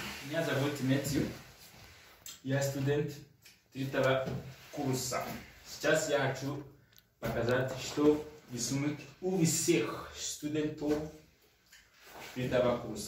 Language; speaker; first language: Russian; non-native, learner; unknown